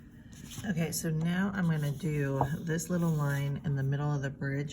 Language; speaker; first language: English; native; English